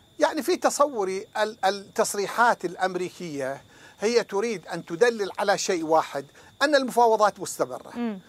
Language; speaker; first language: Arabic; non-native, fluent; Persian